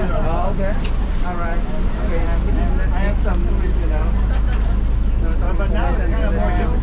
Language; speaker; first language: English; non-native, learner; Thai